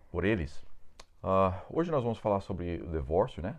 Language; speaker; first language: Portuguese; non-native, fluent; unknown